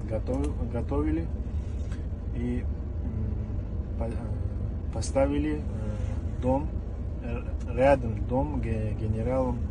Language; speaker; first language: Russian; non-native, learner; Uzbek